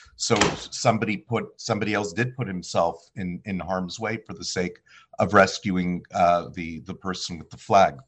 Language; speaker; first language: English; early bilingual, other home language; Polish